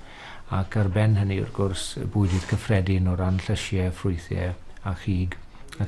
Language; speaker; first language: Welsh; native; Welsh